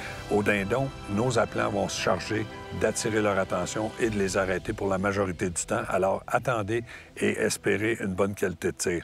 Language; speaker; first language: French; native; French